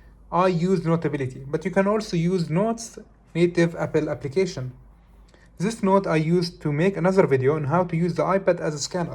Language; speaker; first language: English; non-native, fluent; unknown